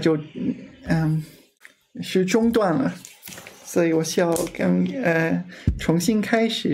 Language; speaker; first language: Chinese; non-native, learner; English